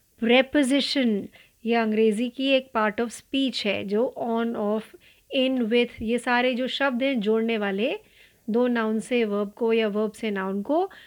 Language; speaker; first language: Hindi; non-native, local second language; Marathi